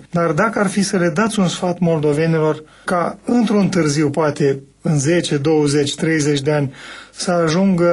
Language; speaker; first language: Romanian; native; Romanian